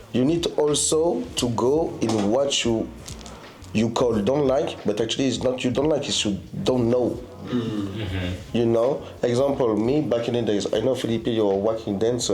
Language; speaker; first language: English; non-native, fluent; French